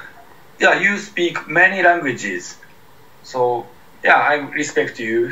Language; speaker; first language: English; non-native, learner; Japanese